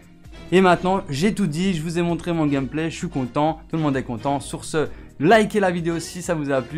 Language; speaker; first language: French; native; French